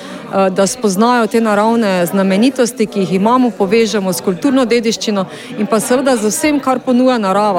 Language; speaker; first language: Slovenian; native; Slovenian